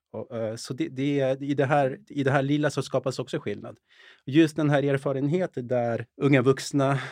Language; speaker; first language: Swedish; early bilingual, other home language; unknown